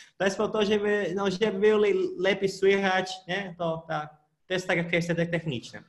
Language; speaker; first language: Polish; non-native, fluent; Portuguese